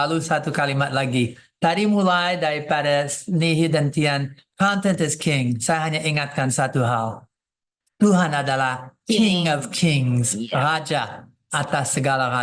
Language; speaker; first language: Indonesian; non-native, fluent; English